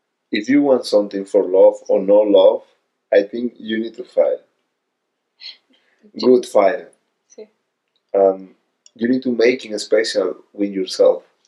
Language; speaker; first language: English; non-native, learner; Spanish